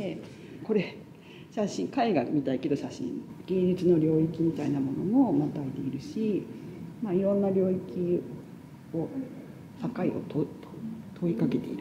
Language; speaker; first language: Japanese; native; Japanese